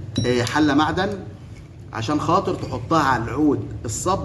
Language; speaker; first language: Arabic; native; Arabic